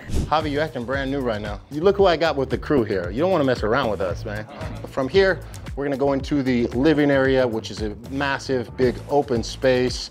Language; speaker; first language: English; native; English